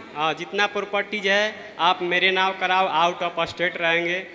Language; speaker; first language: Hindi; native; Hindi